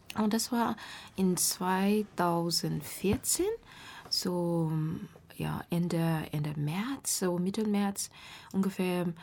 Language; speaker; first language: German; non-native, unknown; Burmese